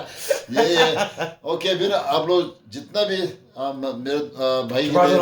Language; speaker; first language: Hindi; non-native, local second language; Tibetan